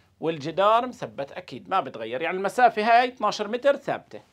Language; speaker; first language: Arabic; native; Arabic